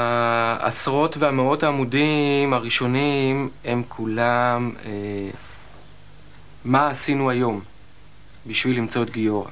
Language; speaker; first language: Hebrew; early bilingual, other home language; Russian